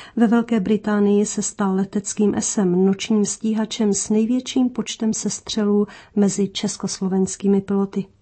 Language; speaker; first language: Czech; native; Czech